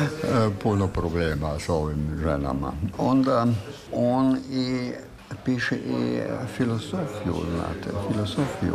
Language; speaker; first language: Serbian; non-native, fluent; German